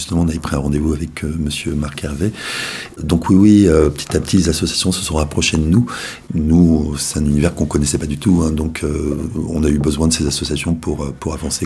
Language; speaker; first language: French; native; French